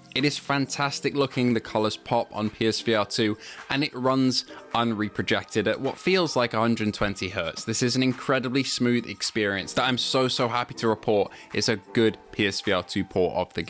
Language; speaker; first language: English; native; English